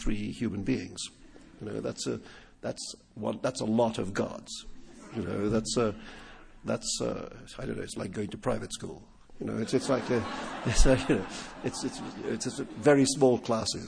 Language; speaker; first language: English; non-native, local second language; Urdu